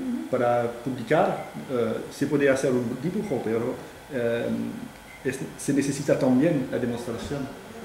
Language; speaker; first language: Spanish; non-native, fluent; French